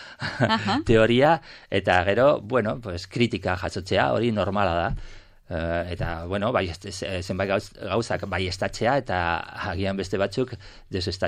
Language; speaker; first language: Basque; non-native, local second language; Spanish